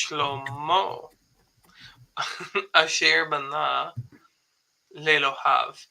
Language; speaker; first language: Hebrew; non-native, fluent; English